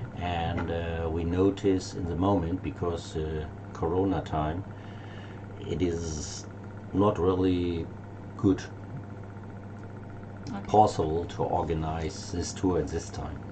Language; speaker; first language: English; non-native, learner; German